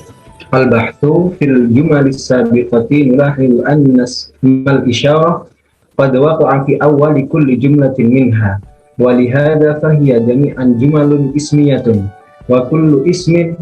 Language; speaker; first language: Arabic; non-native, learner; Indonesian